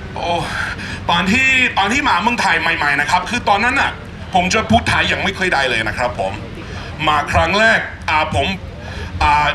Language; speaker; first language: Thai; non-native, fluent; English